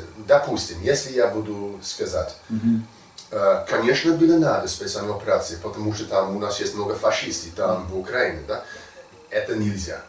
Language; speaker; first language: Russian; non-native, learner; English